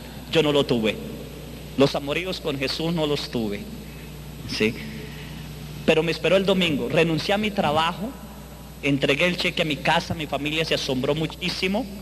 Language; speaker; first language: Spanish; native; Spanish